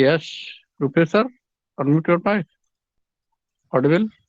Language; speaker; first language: Hindi; native; Hindi